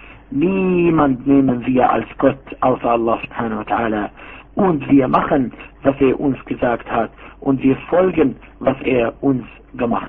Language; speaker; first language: German; non-native, fluent; Arabic